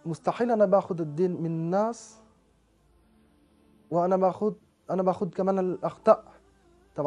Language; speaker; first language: Arabic; non-native, learner; French